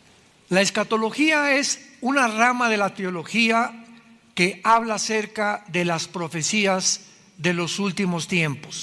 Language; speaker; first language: Spanish; native; Spanish